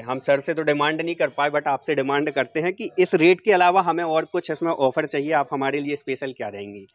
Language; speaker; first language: Hindi; native; Hindi